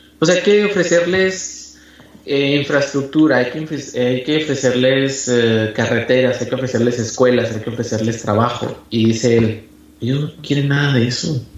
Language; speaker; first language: Spanish; native; Spanish